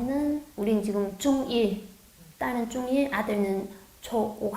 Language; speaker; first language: Korean; non-native, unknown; Chinese